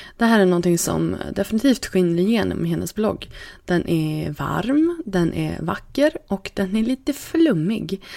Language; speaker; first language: Swedish; native; Swedish